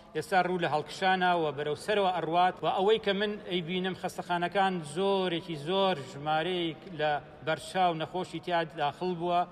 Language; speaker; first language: Central Kurdish; native; Central Kurdish